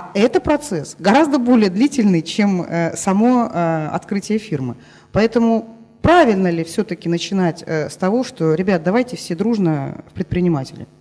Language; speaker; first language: Russian; native; Russian